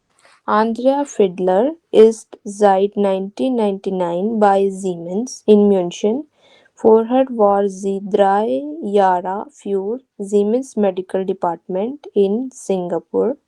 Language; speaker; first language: German; non-native, fluent; Hindi